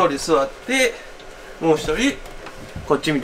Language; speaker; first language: Japanese; native; Japanese